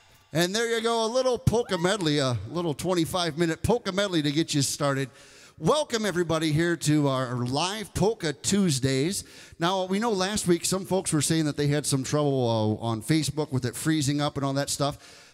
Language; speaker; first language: English; native; English